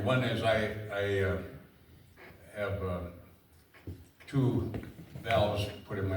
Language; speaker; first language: English; native; English